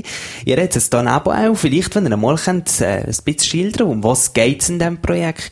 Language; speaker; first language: German; native; German